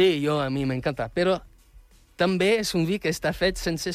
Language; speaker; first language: Catalan; non-native, fluent; French